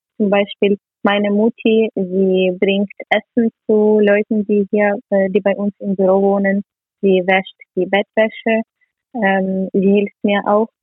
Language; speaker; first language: German; non-native, learner; Ukrainian